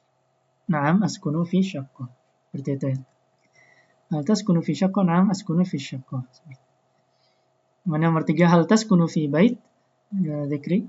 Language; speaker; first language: Arabic; non-native, fluent; Indonesian